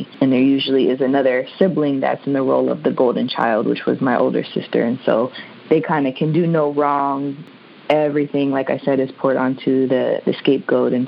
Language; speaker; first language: English; native; English